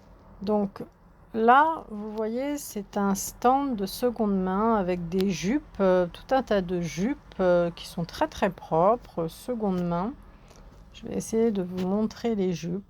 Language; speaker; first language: French; native; French